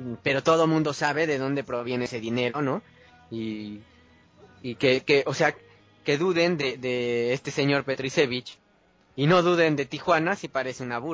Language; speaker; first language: Spanish; native; Spanish